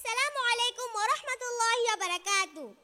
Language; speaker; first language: Arabic; non-native, learner; Bangla